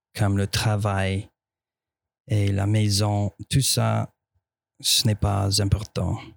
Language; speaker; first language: French; non-native, fluent; English